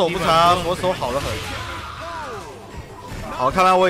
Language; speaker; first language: Chinese; native; Chinese